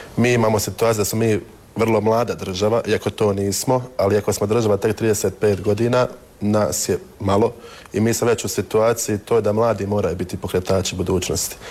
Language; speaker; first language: Croatian; native; Croatian